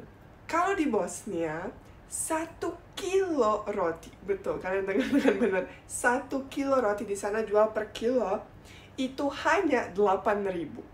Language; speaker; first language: Indonesian; non-native, fluent; Bosnian